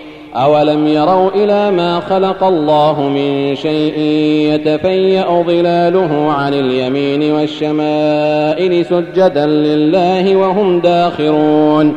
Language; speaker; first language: Arabic; native; Arabic